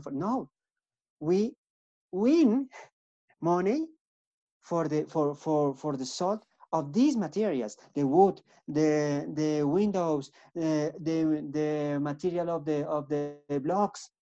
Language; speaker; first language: English; non-native, learner; Spanish